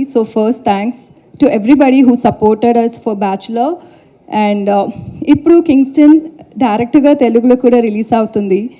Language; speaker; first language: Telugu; non-native, learner; Tamil